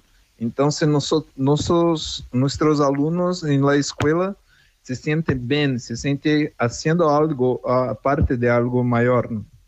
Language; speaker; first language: Spanish; non-native, fluent; Portuguese